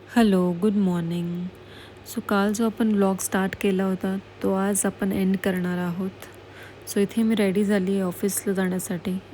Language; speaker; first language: Marathi; native; Marathi